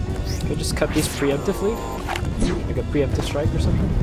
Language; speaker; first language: English; native; English